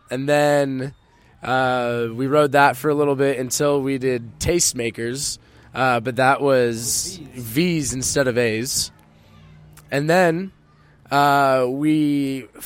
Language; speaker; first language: English; native; English